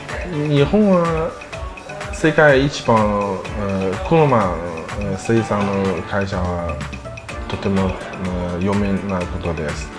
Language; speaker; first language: Japanese; non-native, learner; Chinese